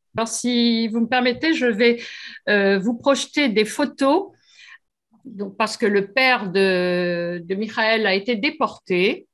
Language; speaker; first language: French; native; French